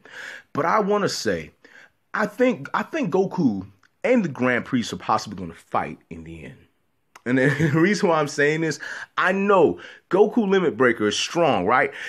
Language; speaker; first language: English; native; English